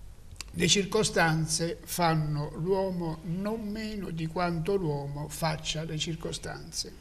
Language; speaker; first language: Italian; native; Italian